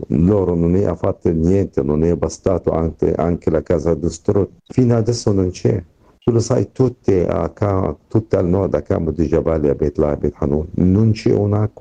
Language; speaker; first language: Italian; non-native, learner; Arabic